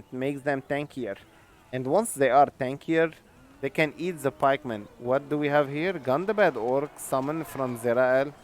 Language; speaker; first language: English; non-native, fluent; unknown